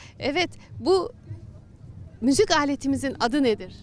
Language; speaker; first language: Turkish; native; Turkish